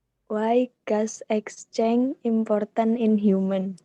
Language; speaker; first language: English; non-native, learner; Indonesian